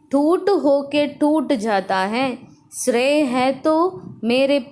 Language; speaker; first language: Hindi; non-native, local second language; Malayalam